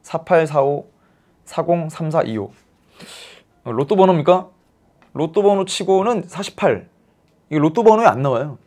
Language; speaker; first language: Korean; native; Korean